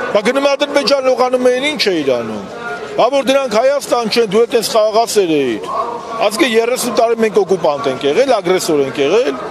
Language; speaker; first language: Armenian; native; Armenian